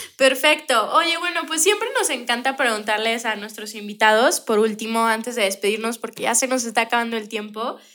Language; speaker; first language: Spanish; native; Spanish